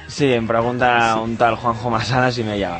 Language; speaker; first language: Catalan; native; Catalan